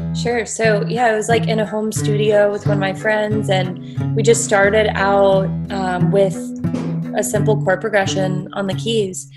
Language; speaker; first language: English; native; English